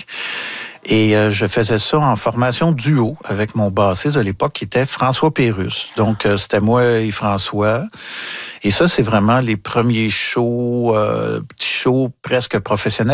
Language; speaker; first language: French; native; French